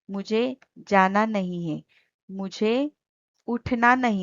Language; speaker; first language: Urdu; non-native, local second language; Marathi